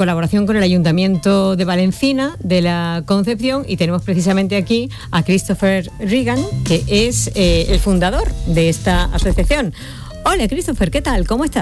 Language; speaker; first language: Spanish; native; Spanish